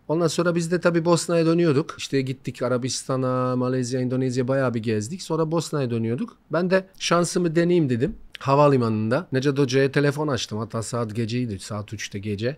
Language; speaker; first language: Turkish; non-native, fluent; Bosnian